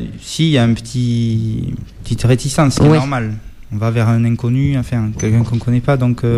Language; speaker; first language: French; native; French